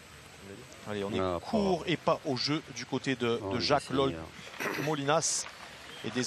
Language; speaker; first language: French; native; French